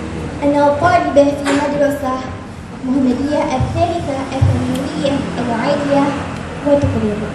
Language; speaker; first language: Arabic; non-native, learner; Indonesian